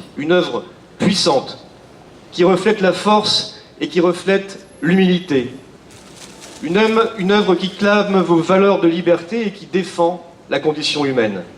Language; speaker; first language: French; native; French